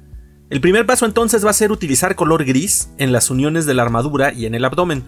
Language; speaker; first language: Spanish; native; Spanish